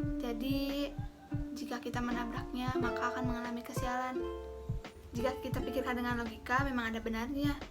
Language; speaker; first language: Indonesian; native; Indonesian